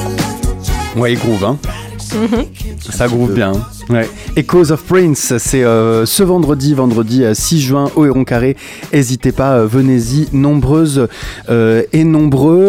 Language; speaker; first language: French; native; French